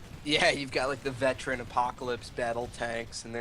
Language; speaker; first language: English; native; English